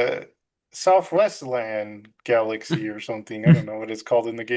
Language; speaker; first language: English; native; English